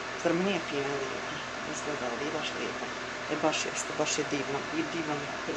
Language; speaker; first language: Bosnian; early bilingual, heritage; Bosnian